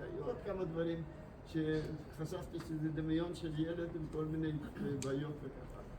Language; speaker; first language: Hebrew; non-native, fluent; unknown